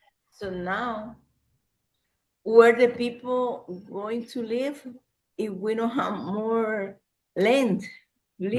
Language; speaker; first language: English; non-native, learner; Spanish